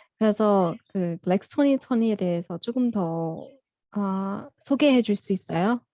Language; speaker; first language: Korean; non-native, fluent; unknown